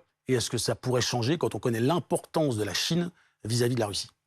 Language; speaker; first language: French; native; French